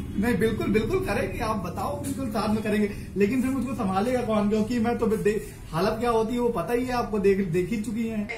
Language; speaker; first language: Hindi; native; Hindi